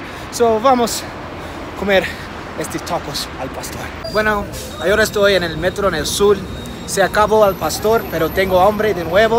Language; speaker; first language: Spanish; non-native, fluent; English